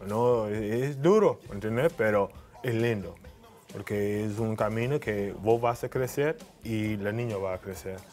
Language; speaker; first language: Spanish; non-native, learner; English